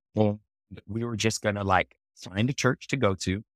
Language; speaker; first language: English; native; English